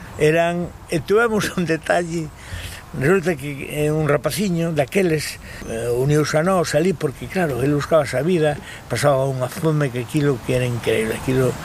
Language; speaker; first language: Galician; native; Galician